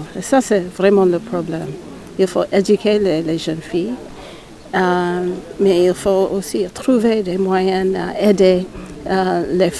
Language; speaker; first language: French; non-native, fluent; English